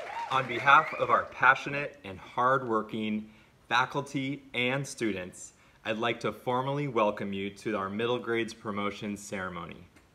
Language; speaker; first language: English; native; English